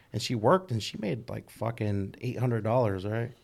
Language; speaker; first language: English; early bilingual, other home language; Spanish